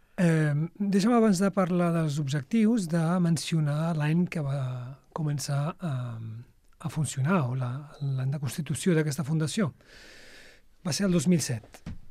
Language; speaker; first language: Catalan; non-native, fluent; Arabic